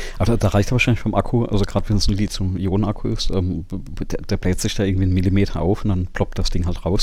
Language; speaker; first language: German; native; German